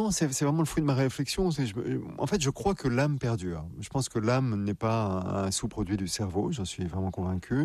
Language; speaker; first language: French; native; French